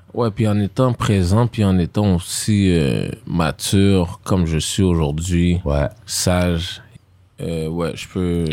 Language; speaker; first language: French; native; French